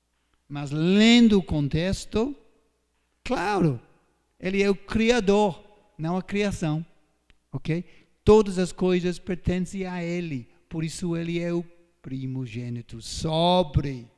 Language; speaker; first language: Portuguese; non-native, fluent; English